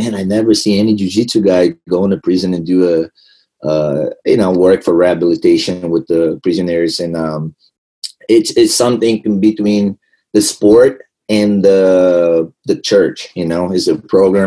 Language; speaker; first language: English; non-native, fluent; Portuguese